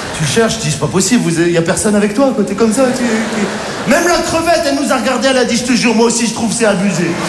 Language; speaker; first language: French; native; French